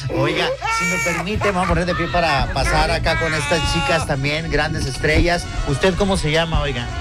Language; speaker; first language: Spanish; native; Spanish